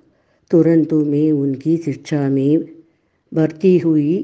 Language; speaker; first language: Hindi; non-native, learner; Malayalam